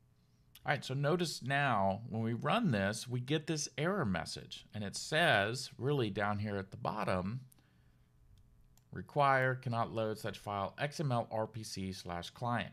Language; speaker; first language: English; native; English